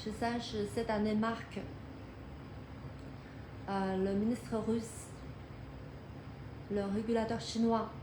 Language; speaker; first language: French; non-native, fluent; Chinese